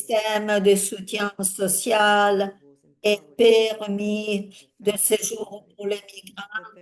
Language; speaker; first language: French; non-native, fluent; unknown